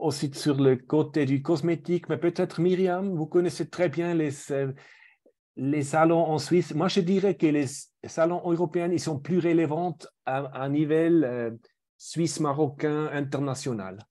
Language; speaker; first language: French; non-native, fluent; German